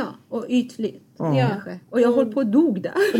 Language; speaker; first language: Swedish; non-native, fluent; Persian